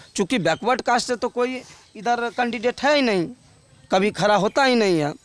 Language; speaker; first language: Hindi; native; Hindi